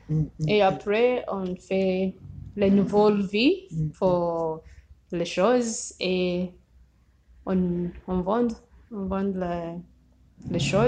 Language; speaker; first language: French; non-native, learner; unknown